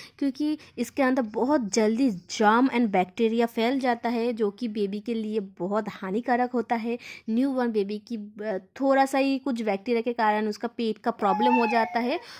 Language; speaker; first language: Hindi; non-native, local second language; Bangla